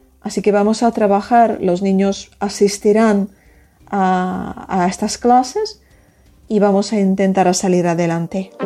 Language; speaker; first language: Spanish; non-native, fluent; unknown